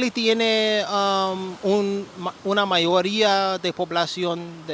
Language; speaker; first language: Spanish; non-native, learner; English